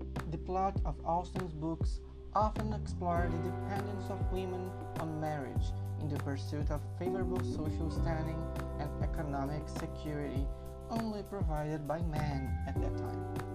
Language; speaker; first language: English; non-native, fluent; Portuguese